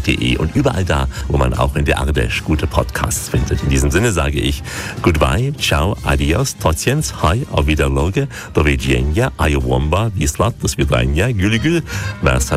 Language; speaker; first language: German; native; German